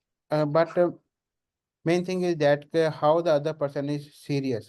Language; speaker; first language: English; non-native, learner; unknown